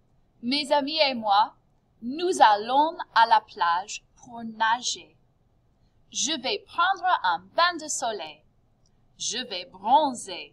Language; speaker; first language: French; non-native, fluent; English